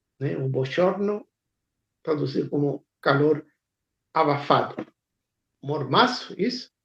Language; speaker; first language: Portuguese; non-native, fluent; Spanish